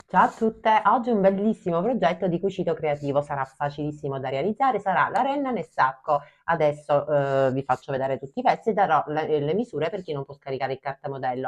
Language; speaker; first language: Italian; native; Italian